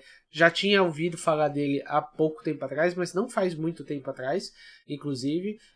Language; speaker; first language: Portuguese; native; Portuguese